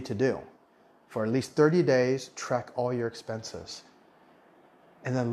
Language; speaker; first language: English; early bilingual, other home language; Min Nan Chinese